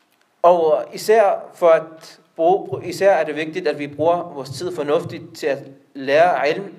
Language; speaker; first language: Danish; non-native, local second language; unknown